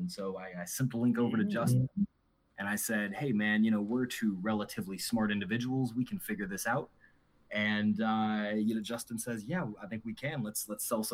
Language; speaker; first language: English; native; English